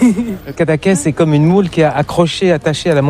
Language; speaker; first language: French; native; French